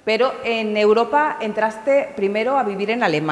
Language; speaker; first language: Spanish; native; Spanish